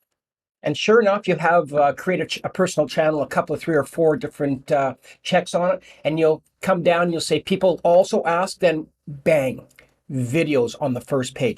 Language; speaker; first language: English; native; English